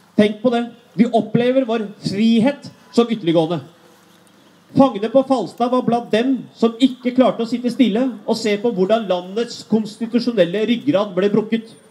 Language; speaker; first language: Norwegian; early bilingual, other home language; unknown